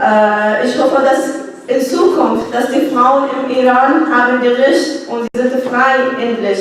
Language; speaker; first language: German; non-native, learner; Arabic